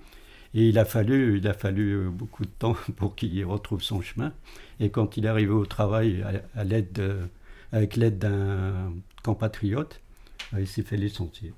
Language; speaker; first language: French; early bilingual, other home language; Arabic